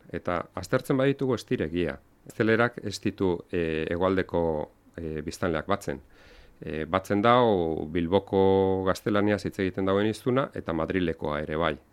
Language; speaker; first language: Basque; non-native, local second language; Spanish